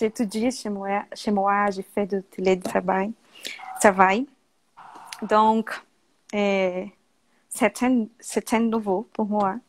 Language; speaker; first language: French; non-native, learner; Portuguese